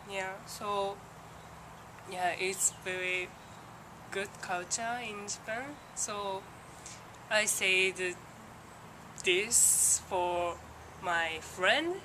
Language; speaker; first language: English; non-native, learner; Japanese